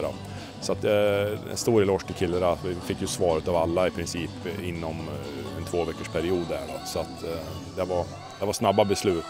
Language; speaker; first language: Swedish; native; Swedish